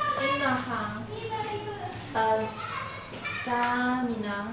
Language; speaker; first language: Arabic; non-native, learner; Chinese